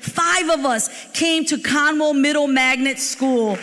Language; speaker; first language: English; native; English